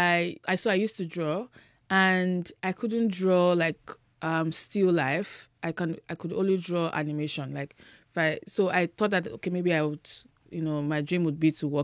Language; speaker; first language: English; non-native, local second language; Yoruba